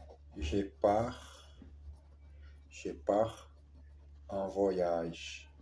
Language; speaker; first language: French; non-native, learner; Portuguese